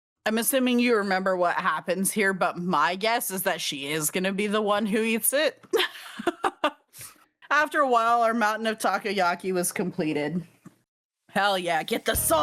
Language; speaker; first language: English; native; English